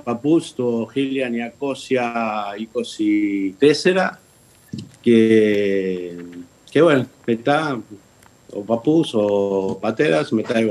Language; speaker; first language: Greek; early bilingual, heritage; Spanish